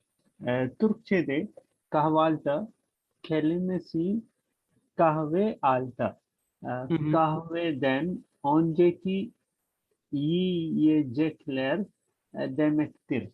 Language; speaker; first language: Turkish; non-native, learner; Urdu